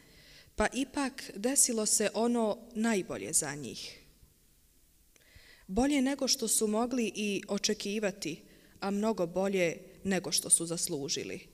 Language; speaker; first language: Bosnian; native; Bosnian